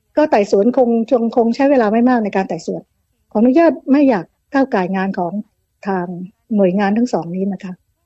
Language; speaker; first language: Thai; native; Thai